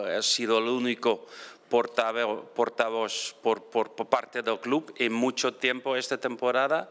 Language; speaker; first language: Spanish; non-native, fluent; Dutch